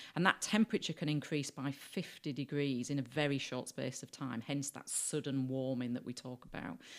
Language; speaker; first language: English; native; English